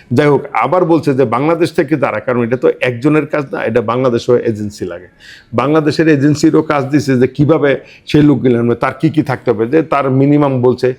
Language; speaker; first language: Bangla; native; Bangla